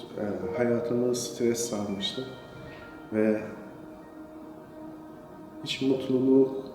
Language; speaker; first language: Turkish; non-native, fluent; Persian